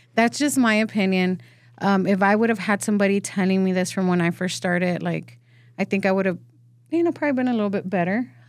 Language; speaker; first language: English; early bilingual, other home language; Spanish